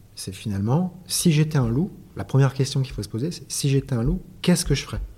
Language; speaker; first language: French; native; French